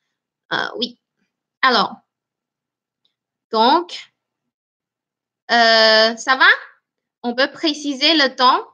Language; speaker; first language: French; non-native, fluent; Chinese